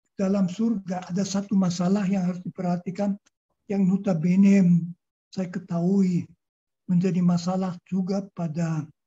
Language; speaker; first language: Indonesian; non-native, fluent; German